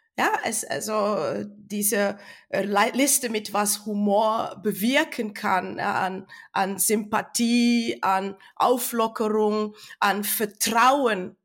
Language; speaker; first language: German; non-native, fluent; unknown